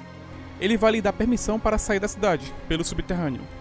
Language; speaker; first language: Portuguese; native; Portuguese